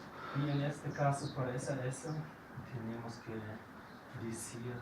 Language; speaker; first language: Spanish; non-native, fluent; German